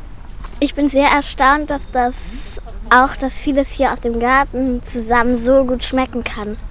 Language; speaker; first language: German; early bilingual, other home language; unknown